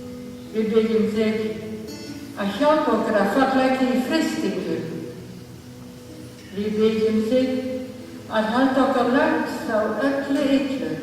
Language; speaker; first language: Icelandic; non-native, learner; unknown